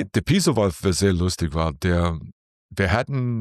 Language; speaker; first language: German; non-native, learner; English